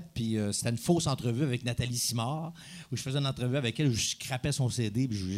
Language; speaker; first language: French; native; French